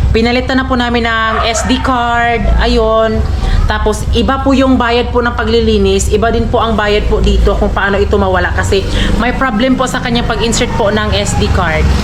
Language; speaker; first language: Filipino; non-native, local second language; Cebuano